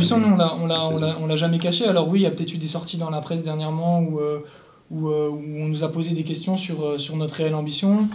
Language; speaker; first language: French; native; French